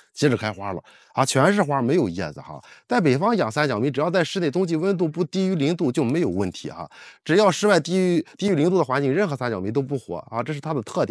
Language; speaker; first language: Chinese; native; Chinese